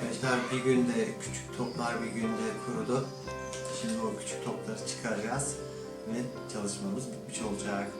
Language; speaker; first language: Turkish; native; Turkish